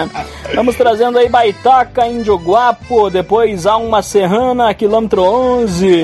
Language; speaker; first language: Portuguese; native; Portuguese